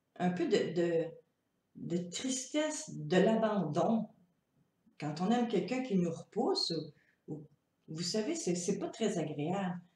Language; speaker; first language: French; native; French